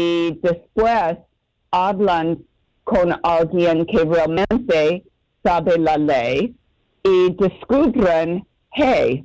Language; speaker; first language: Spanish; non-native, learner; English